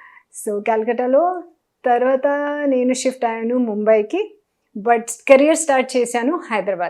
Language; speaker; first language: Telugu; non-native, local second language; Hindi